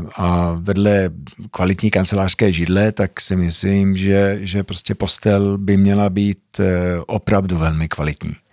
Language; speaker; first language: Czech; early bilingual, heritage; Czech